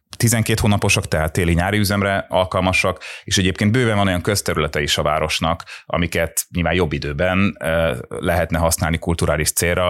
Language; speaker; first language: Hungarian; native; Hungarian